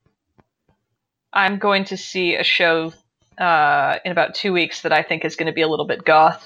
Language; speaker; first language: English; native; English